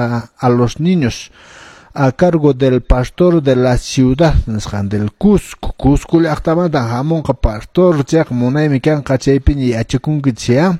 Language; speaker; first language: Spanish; non-native, local second language; Quechua